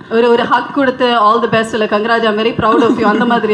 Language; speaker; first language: Tamil; native; Tamil